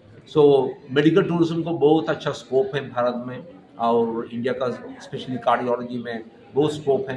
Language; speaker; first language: Hindi; non-native, local second language; Malayalam